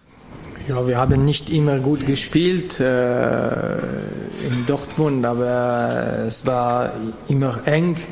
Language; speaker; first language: German; non-native, fluent; French